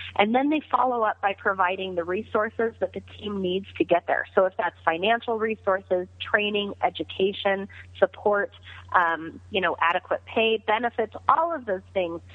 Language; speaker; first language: English; native; English